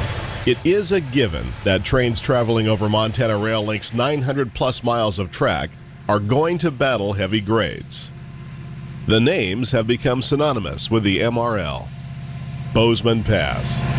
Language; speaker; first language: English; native; English